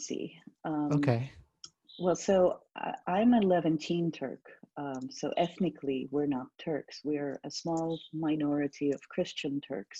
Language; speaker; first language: English; non-native, fluent; Turkish